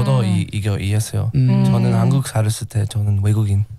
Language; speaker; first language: Korean; non-native, learner; English